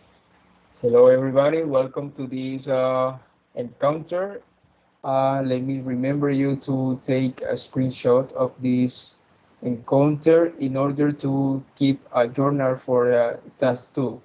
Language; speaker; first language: English; non-native, fluent; Spanish